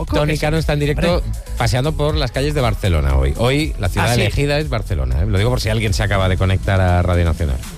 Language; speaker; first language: Spanish; native; Spanish